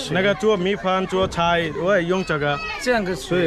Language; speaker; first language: Chinese; non-native, learner; Bangla